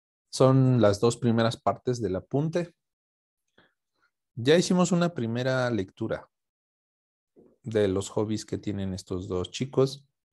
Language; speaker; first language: Spanish; native; Spanish